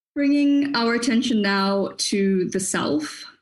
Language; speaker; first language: English; native; English